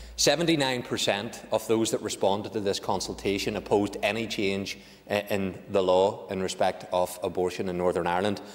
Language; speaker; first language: English; native; English